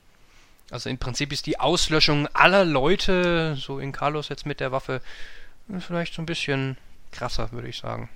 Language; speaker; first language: German; native; German